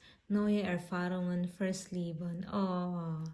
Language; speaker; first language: German; non-native, fluent; Filipino